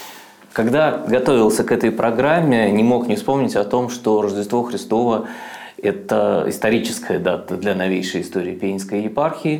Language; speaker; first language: Russian; native; Russian